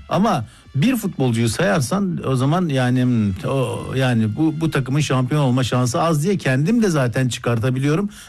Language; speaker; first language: Turkish; native; Turkish